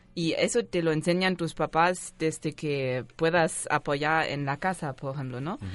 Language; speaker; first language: Spanish; non-native, fluent; German